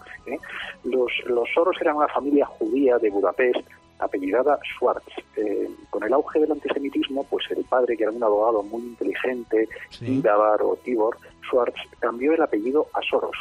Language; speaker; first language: Spanish; native; Spanish